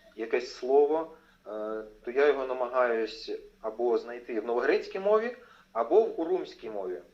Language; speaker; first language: Ukrainian; non-native, local second language; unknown